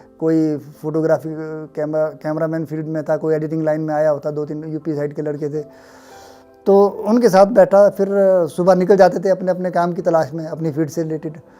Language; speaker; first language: Hindi; native; Hindi